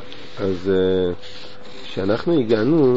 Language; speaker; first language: Hebrew; non-native, fluent; French